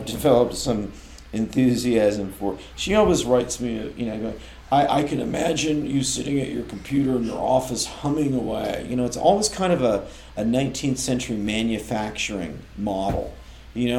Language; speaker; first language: English; native; English